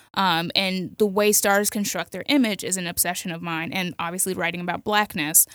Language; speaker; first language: English; native; English